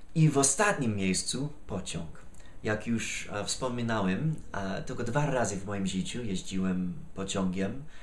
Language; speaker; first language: Polish; non-native, fluent; English